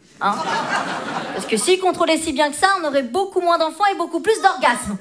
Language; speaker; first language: French; native; French